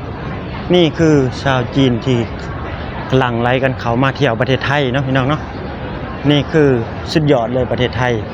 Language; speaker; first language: Thai; non-native, local second language; Lao